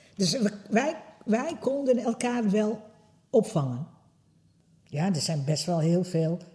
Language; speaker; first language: Dutch; early bilingual, other home language; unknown